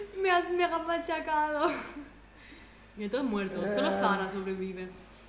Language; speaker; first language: Spanish; non-native, learner; Italian